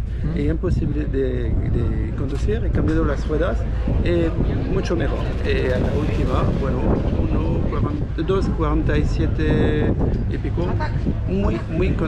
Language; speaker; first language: Spanish; non-native, learner; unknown